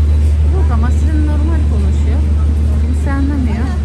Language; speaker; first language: Turkish; non-native, learner; Russian